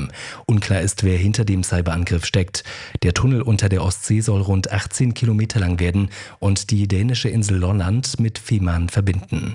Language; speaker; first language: German; native; German